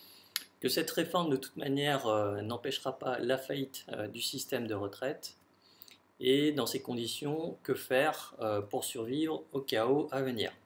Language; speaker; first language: French; native; French